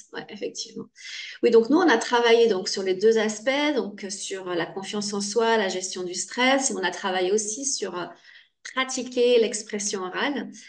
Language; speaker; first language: French; native; French